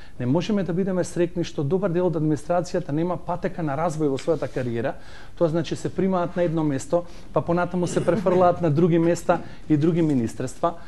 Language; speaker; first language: Macedonian; native; Macedonian